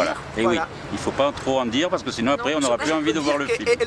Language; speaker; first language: French; native; French